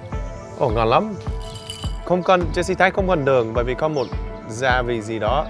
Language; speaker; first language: Vietnamese; non-native, fluent; English